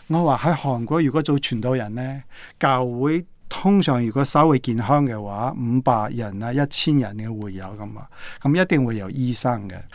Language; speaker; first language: Cantonese; non-native, fluent; Korean